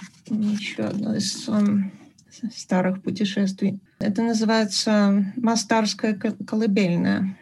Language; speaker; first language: Russian; native; Russian